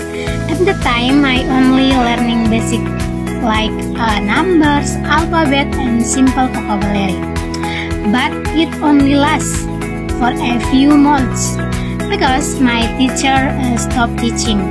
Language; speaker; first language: English; non-native, learner; Indonesian